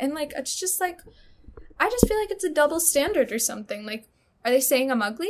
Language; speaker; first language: English; early bilingual, other home language; Russian